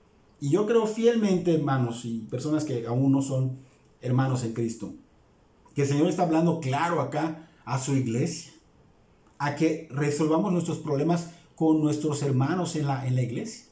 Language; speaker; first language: Spanish; native; Spanish